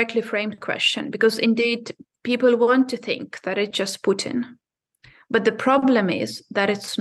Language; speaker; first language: English; non-native, fluent; Ukrainian